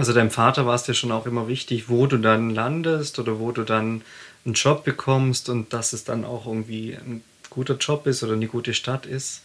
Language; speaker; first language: German; native; German